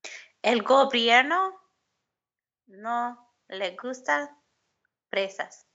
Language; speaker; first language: Spanish; non-native, learner; English